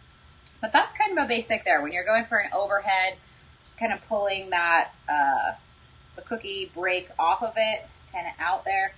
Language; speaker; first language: English; native; English